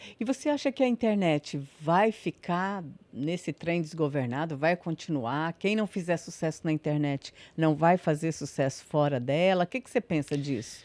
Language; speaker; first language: Portuguese; native; Portuguese